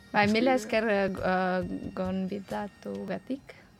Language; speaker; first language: Basque; non-native, learner; Ukrainian